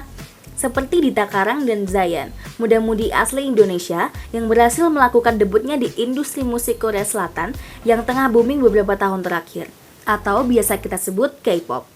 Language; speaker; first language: Indonesian; native; Indonesian